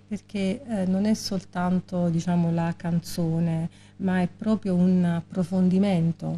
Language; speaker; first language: Italian; native; Italian